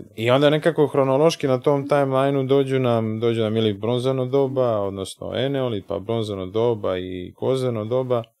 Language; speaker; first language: Serbian; native; Serbian